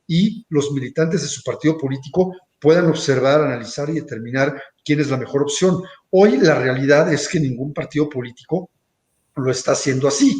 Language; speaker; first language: Spanish; native; Spanish